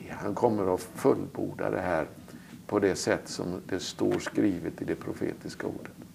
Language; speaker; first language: Swedish; native; Swedish